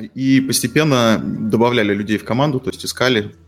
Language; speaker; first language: Russian; native; Russian